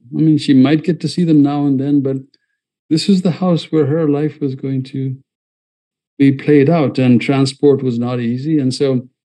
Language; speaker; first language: English; non-native, fluent; Malayalam